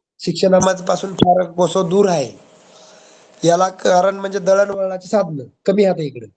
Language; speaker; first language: Marathi; native; Marathi